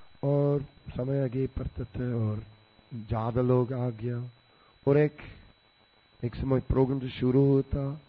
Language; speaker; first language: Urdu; non-native, learner; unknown